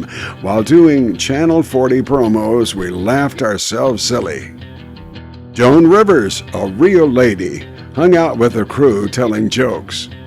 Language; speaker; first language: English; native; English